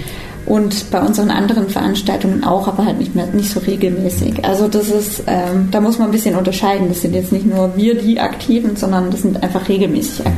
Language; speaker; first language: German; native; German